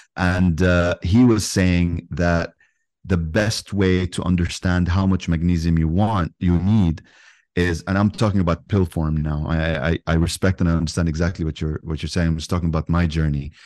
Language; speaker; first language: English; non-native, fluent; Arabic